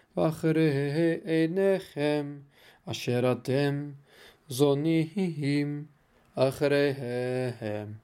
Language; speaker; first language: Hebrew; non-native, learner; Dutch